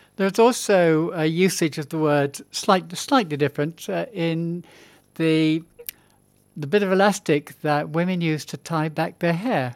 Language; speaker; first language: English; native; English